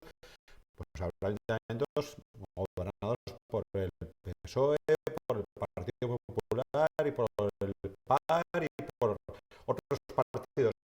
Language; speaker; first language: Spanish; native; Spanish